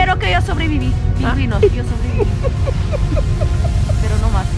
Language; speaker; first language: Spanish; non-native, learner; Portuguese